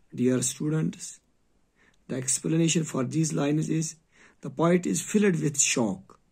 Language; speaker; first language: English; non-native, local second language; Urdu